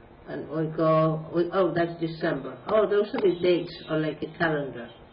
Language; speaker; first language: English; non-native, fluent; Spanish